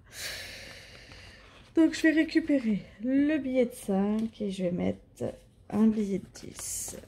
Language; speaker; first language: French; native; French